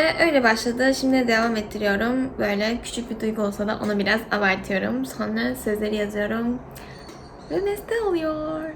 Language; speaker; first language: Turkish; non-native, fluent; Korean